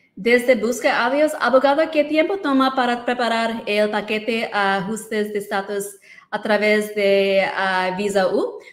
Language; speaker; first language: Spanish; non-native, learner; English